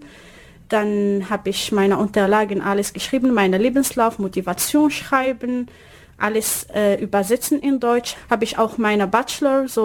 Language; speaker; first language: German; non-native, learner; Arabic